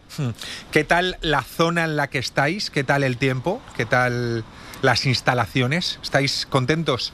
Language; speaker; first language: Spanish; native; Spanish